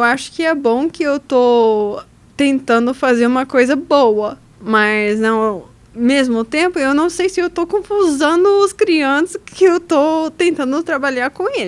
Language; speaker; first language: Portuguese; non-native, learner; English